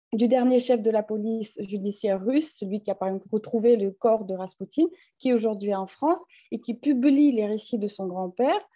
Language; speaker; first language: French; non-native, fluent; Russian